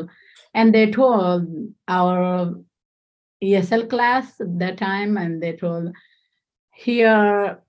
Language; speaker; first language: English; non-native, learner; Nepali